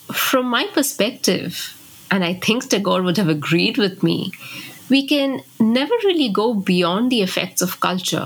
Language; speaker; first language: English; non-native, local second language; Bangla